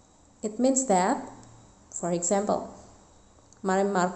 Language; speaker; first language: English; non-native, fluent; Indonesian